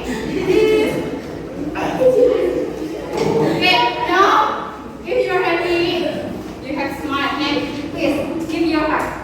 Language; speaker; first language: English; non-native, learner; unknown